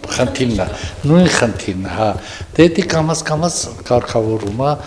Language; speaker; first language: Armenian; non-native, local second language; Kurdish